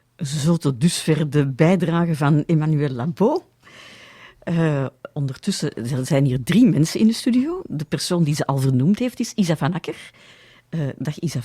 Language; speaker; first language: Dutch; native; Dutch